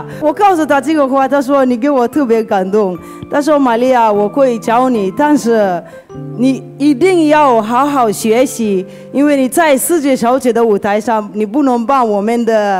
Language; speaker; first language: Chinese; non-native, learner; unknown